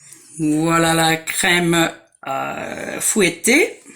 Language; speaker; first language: French; non-native, fluent; English